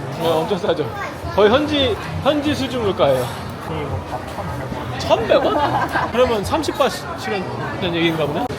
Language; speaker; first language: Korean; native; Korean